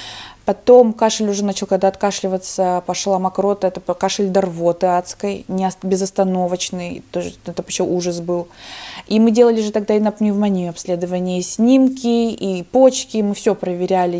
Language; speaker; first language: Russian; native; Russian